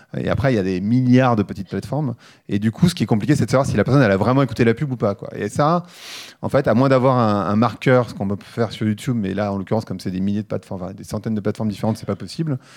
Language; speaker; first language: French; native; French